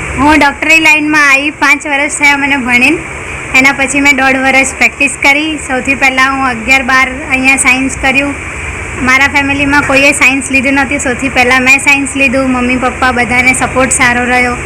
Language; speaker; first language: Gujarati; non-native, local second language; Sindhi